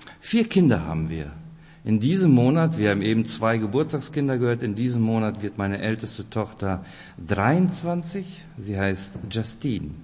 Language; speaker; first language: German; early bilingual, other home language; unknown